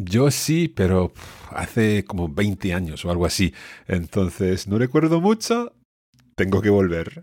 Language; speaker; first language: Spanish; non-native, fluent; English